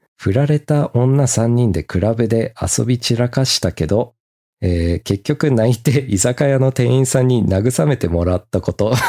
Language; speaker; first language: Japanese; early bilingual, heritage; Japanese